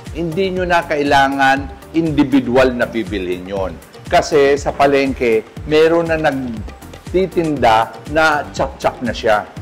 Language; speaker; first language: Filipino; non-native, local second language; Bikol